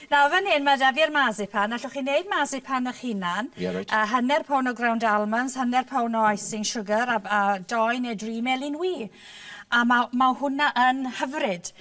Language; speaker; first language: Welsh; native; Welsh